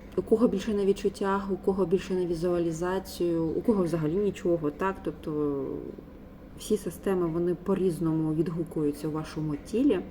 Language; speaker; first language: Ukrainian; non-native, local second language; Russian